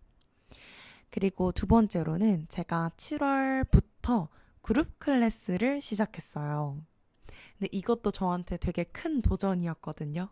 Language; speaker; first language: Korean; native; Korean